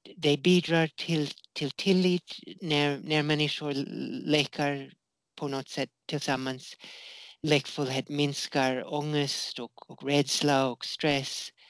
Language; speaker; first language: Swedish; non-native, fluent; English